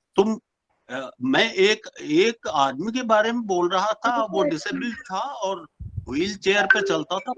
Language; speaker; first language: Hindi; non-native, local second language; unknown